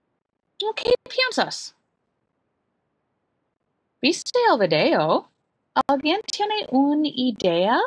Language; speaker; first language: Spanish; non-native, learner; English